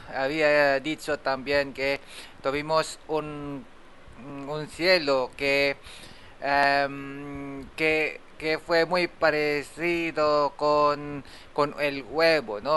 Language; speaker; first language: Spanish; non-native, fluent; Japanese